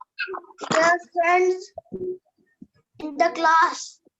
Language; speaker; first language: English; non-native, learner; Urdu